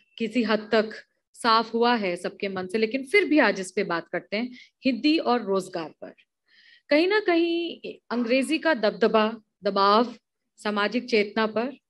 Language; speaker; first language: Hindi; native; Hindi